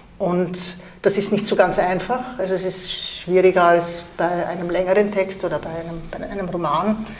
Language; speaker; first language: German; early bilingual, other home language; Arabic